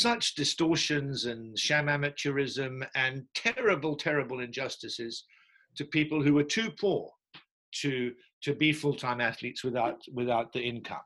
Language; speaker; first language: English; native; English